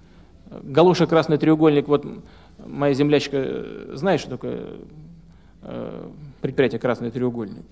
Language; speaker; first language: Russian; native; Russian